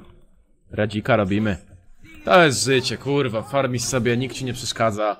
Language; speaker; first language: Polish; native; Polish